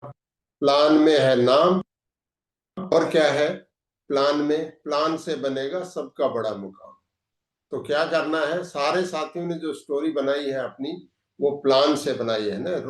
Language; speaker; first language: Hindi; native; Hindi